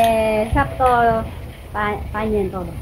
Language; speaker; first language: Chinese; non-native, learner; Filipino